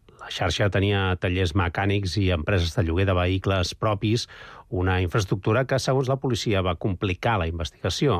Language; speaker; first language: Catalan; native; Catalan